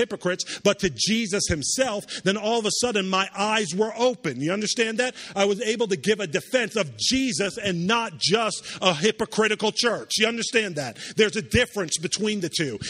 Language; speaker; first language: English; native; English